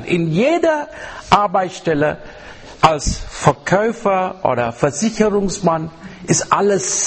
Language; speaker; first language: German; non-native, fluent; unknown